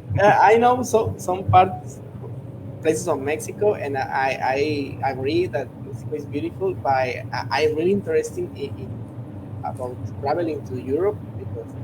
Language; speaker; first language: English; non-native, learner; Spanish